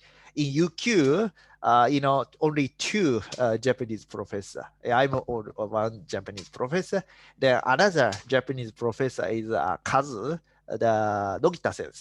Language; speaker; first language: English; non-native, fluent; Japanese